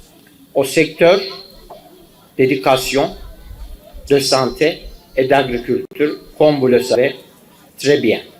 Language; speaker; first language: French; non-native, fluent; Turkish